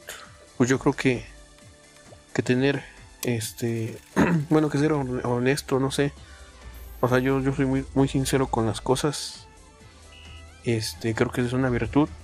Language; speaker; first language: Spanish; native; Spanish